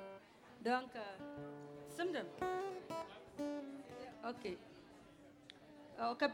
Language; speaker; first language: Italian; non-native, learner; Tamasheq